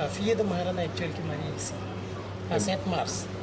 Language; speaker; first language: French; non-native, learner; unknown